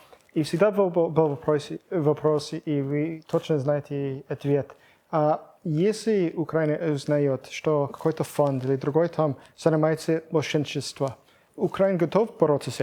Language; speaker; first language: Russian; non-native, fluent; English